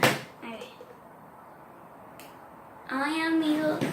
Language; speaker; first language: Spanish; early bilingual, heritage; Spanish